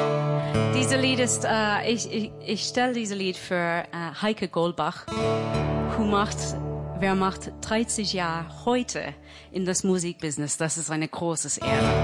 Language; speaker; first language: German; non-native, learner; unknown